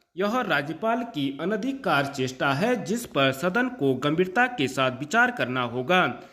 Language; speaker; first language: Hindi; native; Hindi